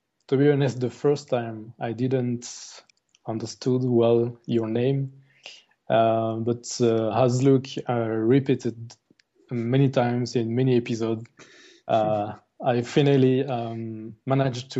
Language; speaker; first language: English; non-native, learner; German